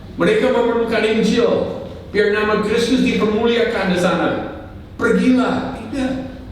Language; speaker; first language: Indonesian; non-native, fluent; English